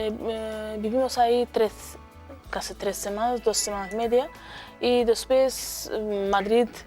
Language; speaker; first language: Spanish; non-native, learner; Azerbaijani